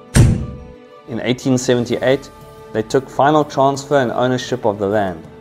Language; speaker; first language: English; native; English